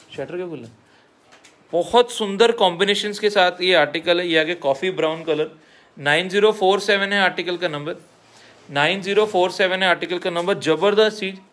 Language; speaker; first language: Hindi; non-native, local second language; Punjabi